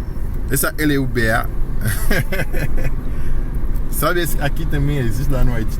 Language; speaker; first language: Portuguese; non-native, fluent; Haitian Creole